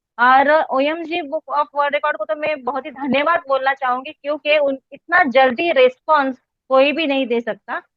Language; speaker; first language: Hindi; non-native, local second language; Marathi